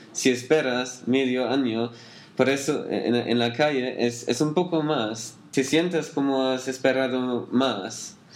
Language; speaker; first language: Spanish; non-native, learner; German